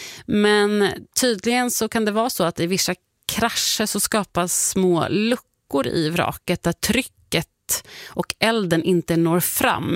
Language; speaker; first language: Swedish; native; Swedish